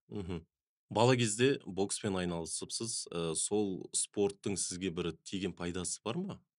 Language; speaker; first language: Kazakh; native; Kazakh